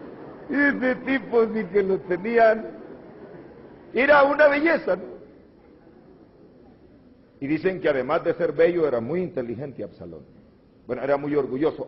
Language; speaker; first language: Spanish; native; Spanish